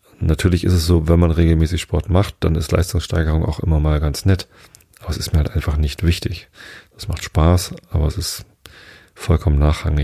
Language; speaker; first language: German; native; German